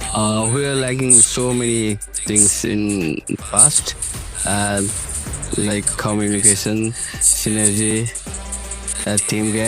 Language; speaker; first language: English; non-native, learner; Nepali